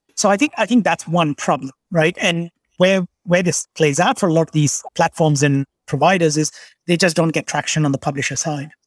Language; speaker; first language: English; non-native, local second language; Bangla